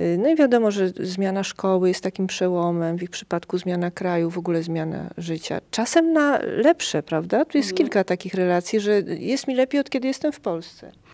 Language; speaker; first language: Polish; native; Polish